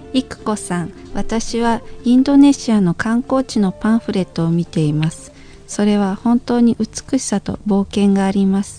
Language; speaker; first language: Japanese; non-native, fluent; Indonesian